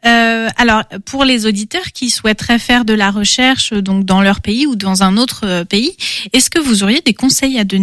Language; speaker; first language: French; native; French